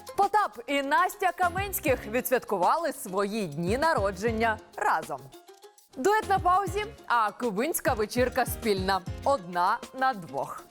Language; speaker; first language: Ukrainian; native; Ukrainian